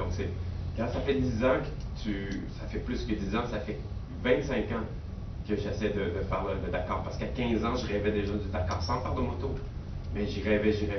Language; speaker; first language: French; native; French